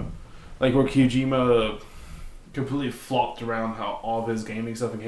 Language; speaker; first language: English; native; English